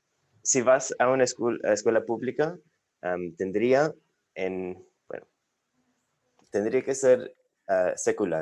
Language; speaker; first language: Spanish; non-native, fluent; English